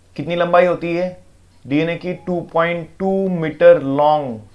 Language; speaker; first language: Hindi; non-native, local second language; Marathi